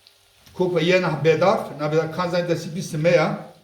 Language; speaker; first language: German; non-native, local second language; Kurdish